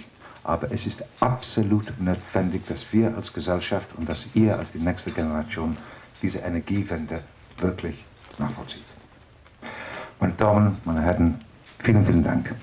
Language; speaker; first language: German; non-native, fluent; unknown